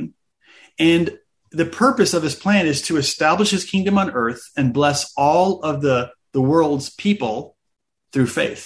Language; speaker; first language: English; native; English